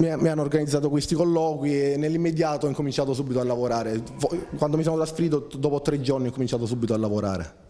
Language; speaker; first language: Italian; native; Italian